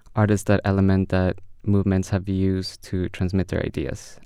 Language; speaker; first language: English; early bilingual, other home language; Spanish